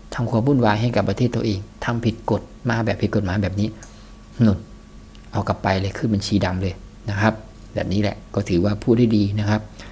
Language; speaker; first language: Thai; native; Thai